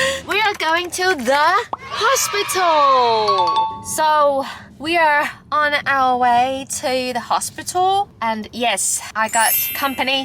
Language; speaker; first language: English; non-native, fluent; Thai